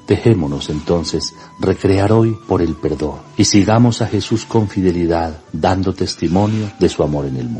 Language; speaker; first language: Spanish; native; Spanish